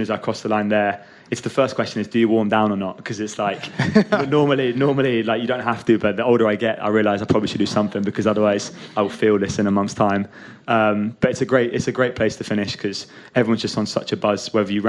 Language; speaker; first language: English; native; English